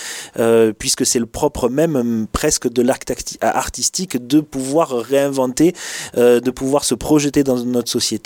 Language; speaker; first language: French; native; French